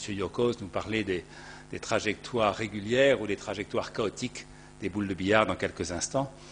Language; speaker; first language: French; native; French